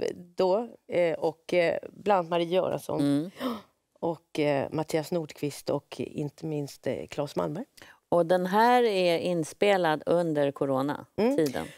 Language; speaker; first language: Swedish; native; Swedish